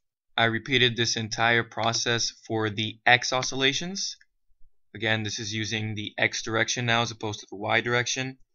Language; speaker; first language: English; native; English